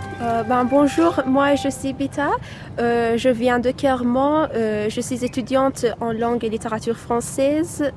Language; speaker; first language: French; non-native, fluent; Persian